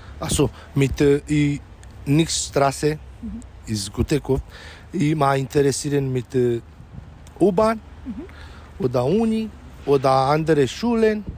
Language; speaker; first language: German; non-native, learner; Romanian